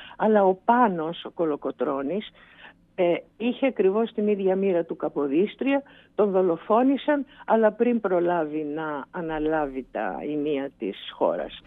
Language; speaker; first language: Greek; native; Greek